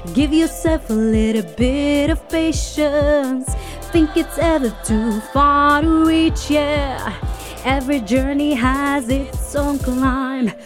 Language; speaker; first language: English; early bilingual, other home language; Romanian